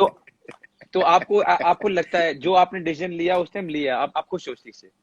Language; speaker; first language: Hindi; native; Hindi